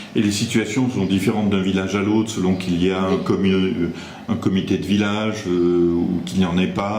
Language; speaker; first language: French; native; French